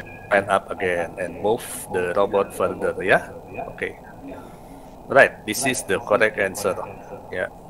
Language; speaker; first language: English; non-native, fluent; Indonesian